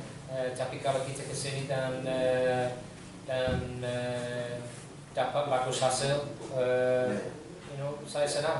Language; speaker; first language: Indonesian; non-native, learner; English